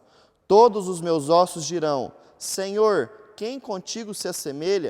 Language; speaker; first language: Portuguese; native; Portuguese